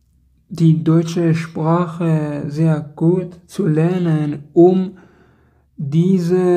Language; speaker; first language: German; non-native, learner; Persian